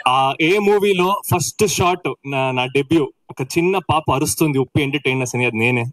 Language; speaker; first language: Telugu; non-native, learner; Kannada